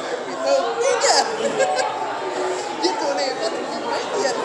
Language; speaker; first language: Vietnamese; native; Vietnamese